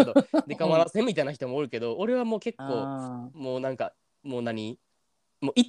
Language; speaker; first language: Japanese; native; Japanese